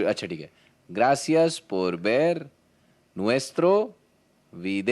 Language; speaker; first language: Spanish; non-native, learner; Hindi